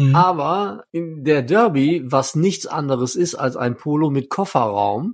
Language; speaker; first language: German; native; German